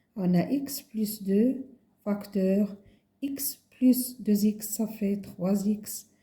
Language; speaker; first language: French; non-native, local second language; Arabic